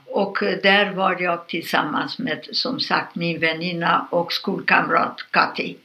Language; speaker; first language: Swedish; non-native, fluent; Hungarian